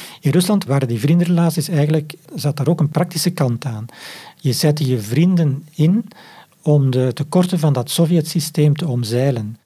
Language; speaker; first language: Dutch; native; Dutch